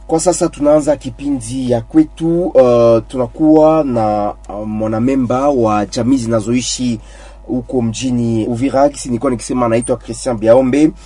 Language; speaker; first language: Swahili; native; Swahili